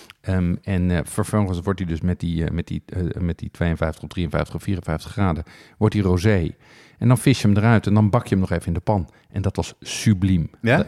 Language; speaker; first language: Dutch; native; Dutch